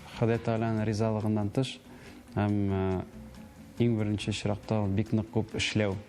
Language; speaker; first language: Tatar; native; Tatar